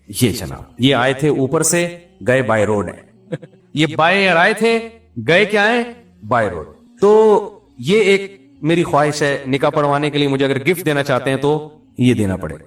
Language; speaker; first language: Urdu; native; Urdu